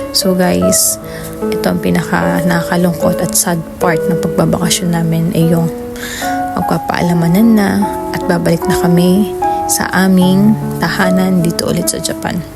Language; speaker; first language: Filipino; native; Filipino